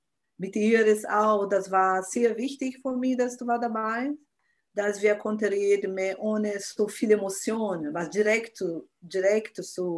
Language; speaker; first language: German; non-native, learner; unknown